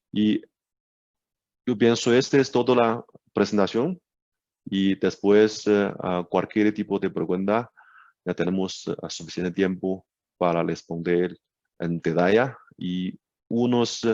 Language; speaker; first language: Spanish; non-native, learner; Chinese